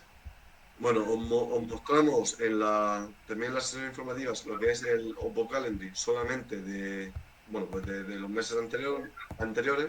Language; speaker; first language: Spanish; native; Spanish